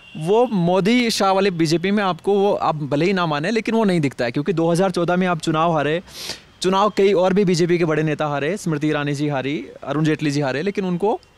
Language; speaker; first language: Hindi; native; Hindi